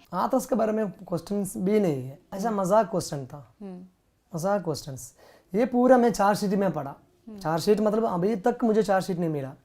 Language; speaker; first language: Hindi; non-native, local second language; Malayalam